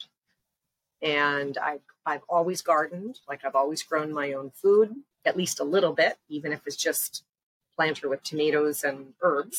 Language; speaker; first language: English; native; English